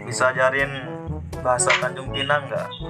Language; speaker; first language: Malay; non-native, local second language; Sasak